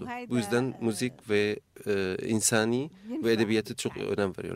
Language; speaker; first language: Turkish; non-native, fluent; Arabic